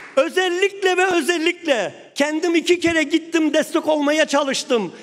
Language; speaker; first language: Turkish; native; Turkish